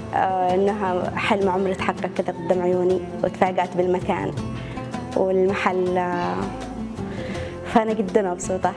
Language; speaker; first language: Arabic; native; Arabic